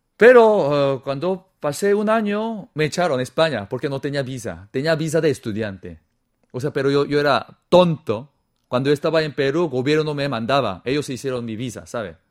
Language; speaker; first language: Spanish; non-native, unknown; Korean